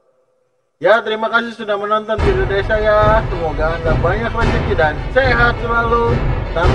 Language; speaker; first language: Indonesian; native; Indonesian